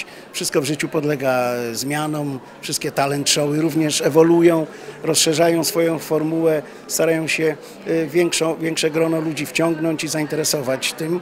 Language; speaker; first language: Polish; native; Polish